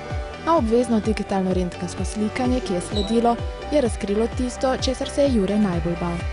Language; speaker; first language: Slovenian; native; Slovenian